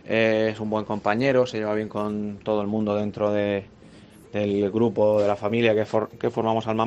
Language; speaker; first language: Spanish; native; Spanish